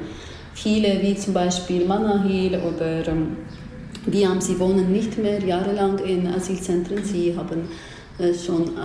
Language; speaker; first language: German; non-native, learner; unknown